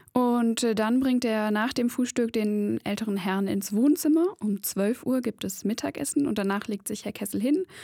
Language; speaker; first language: German; native; German